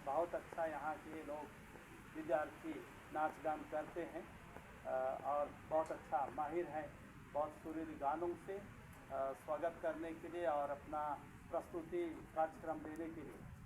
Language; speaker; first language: Hindi; native; Hindi